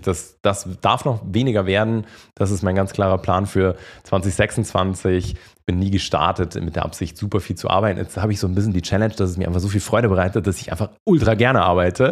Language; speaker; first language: German; native; German